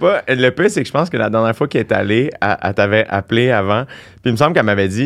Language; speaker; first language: French; native; French